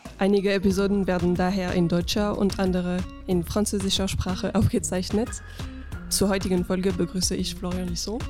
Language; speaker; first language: German; non-native, fluent; French